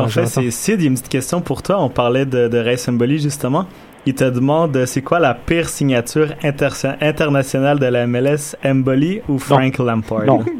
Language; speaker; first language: French; native; French